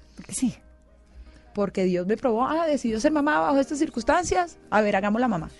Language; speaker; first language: Spanish; native; Spanish